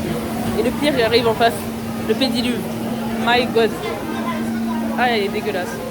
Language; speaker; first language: French; native; French